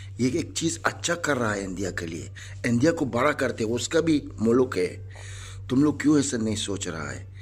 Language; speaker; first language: Hindi; non-native, learner; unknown